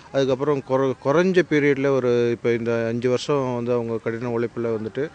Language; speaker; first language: Tamil; native; Tamil